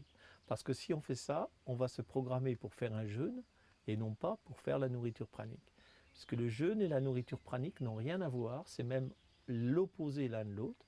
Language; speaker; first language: French; native; French